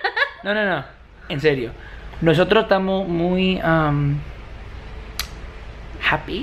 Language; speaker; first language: Spanish; non-native, learner; English